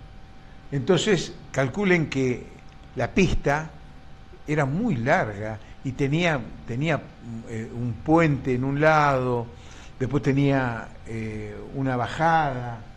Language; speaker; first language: Spanish; native; Spanish